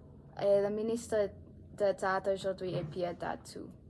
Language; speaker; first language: French; non-native, learner; English